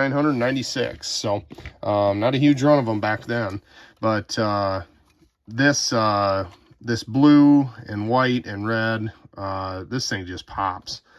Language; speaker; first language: English; native; English